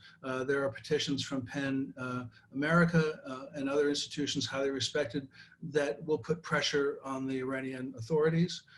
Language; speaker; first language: English; native; English